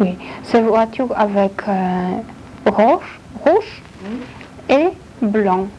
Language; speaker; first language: French; non-native, learner; Polish